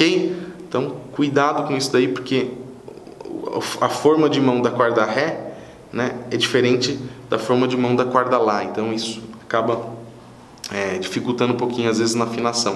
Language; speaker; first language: Portuguese; native; Portuguese